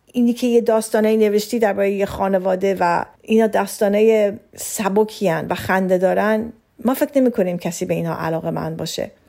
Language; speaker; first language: Persian; early bilingual, heritage; Persian